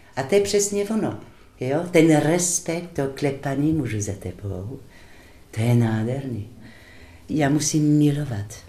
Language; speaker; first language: Czech; non-native, fluent; French